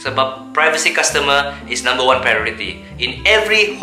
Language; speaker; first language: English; non-native, local second language; Malay